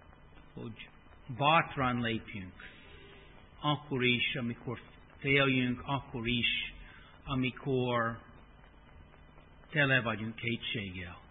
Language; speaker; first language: Hungarian; non-native, fluent; English